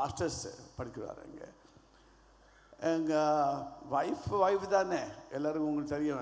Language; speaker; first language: Tamil; non-native, learner; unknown